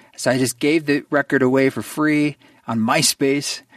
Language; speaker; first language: English; native; English